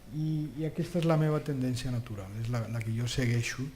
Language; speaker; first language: Catalan; non-native, local second language; Spanish